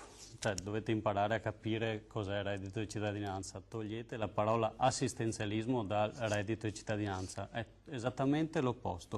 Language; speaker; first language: Italian; native; Italian